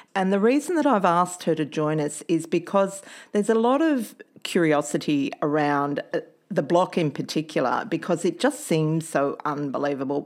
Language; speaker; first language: English; native; English